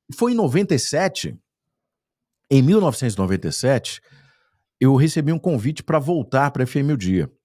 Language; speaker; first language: Portuguese; native; Portuguese